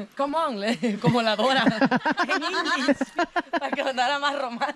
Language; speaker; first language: Spanish; native; Spanish